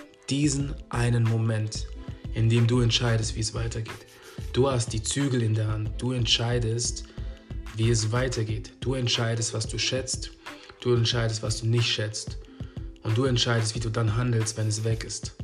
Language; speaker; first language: German; native; German